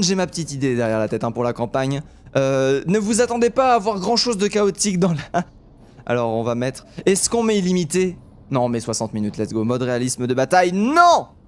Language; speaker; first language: French; native; French